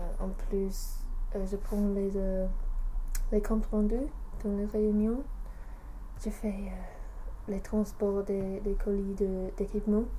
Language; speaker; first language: French; non-native, learner; English